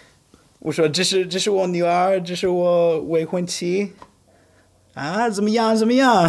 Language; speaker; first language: Chinese; non-native, fluent; English